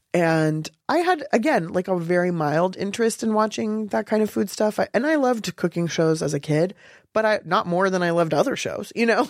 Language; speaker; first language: English; native; English